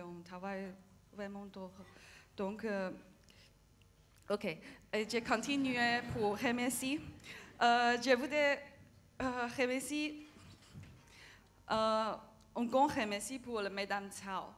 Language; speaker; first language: French; non-native, learner; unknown